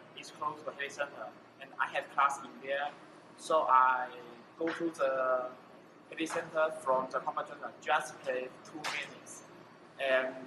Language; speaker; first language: English; non-native, learner; Chinese